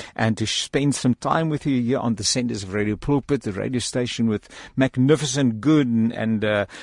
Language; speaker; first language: English; non-native, local second language; Afrikaans